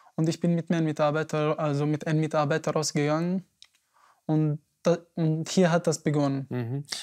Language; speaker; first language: German; non-native, fluent; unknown